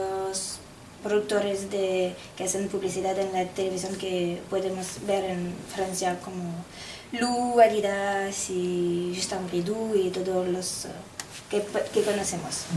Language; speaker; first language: Spanish; non-native, learner; French